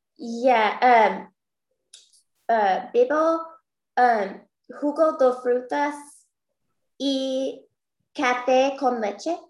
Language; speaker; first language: Spanish; non-native, learner; English